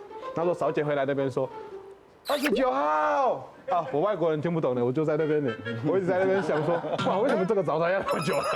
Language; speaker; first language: Chinese; non-native, fluent; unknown